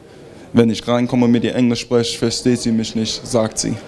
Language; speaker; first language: German; early bilingual, heritage; German